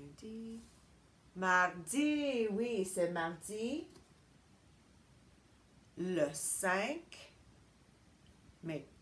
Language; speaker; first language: French; non-native, fluent; English